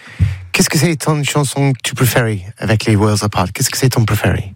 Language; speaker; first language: French; non-native, learner; English